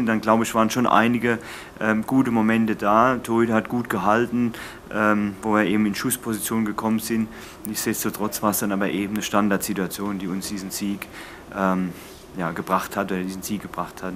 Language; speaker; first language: German; native; German